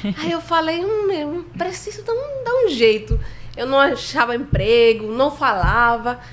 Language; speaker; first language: Portuguese; non-native, fluent; Spanish